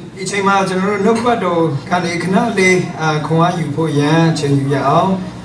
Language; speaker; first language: Burmese; non-native, local second language; Kachin